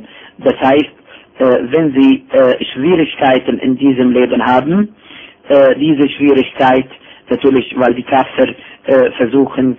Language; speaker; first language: German; non-native, fluent; Arabic